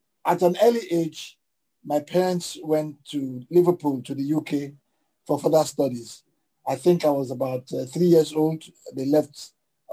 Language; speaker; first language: English; native; English